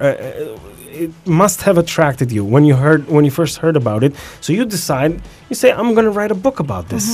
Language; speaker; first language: English; non-native, fluent; Albanian